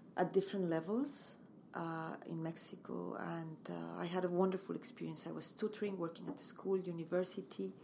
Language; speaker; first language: English; non-native, fluent; Spanish